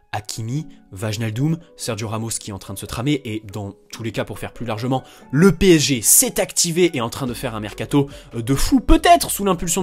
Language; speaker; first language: French; native; French